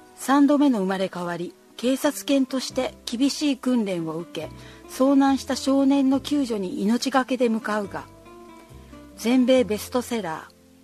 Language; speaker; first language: Japanese; native; Japanese